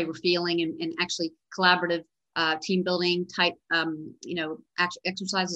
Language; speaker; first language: English; native; English